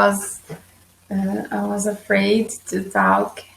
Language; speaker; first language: English; non-native, learner; Portuguese